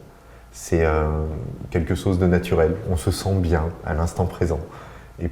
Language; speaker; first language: French; native; French